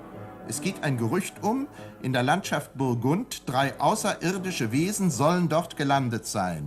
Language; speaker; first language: German; native; German